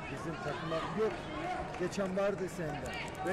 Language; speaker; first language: Turkish; early bilingual, heritage; Turkish